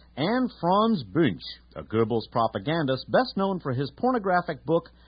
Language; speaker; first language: English; native; English